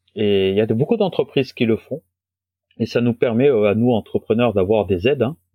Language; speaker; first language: French; non-native, local second language; Wolof